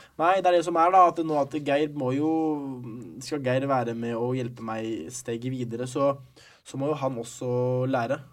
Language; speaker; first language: Norwegian; early bilingual, other home language; Arabic